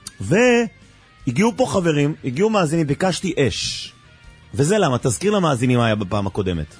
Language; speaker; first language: Hebrew; native; Hebrew